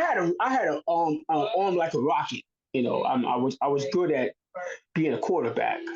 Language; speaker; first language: English; native; English